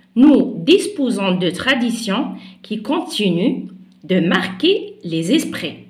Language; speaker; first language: French; non-native, local second language; Arabic